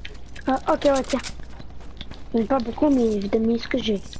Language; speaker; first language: French; native; French